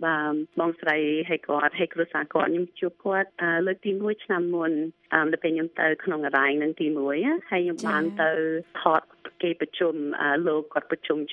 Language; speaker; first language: Khmer; early bilingual, other home language; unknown